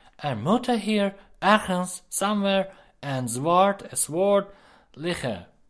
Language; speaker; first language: Dutch; non-native, learner; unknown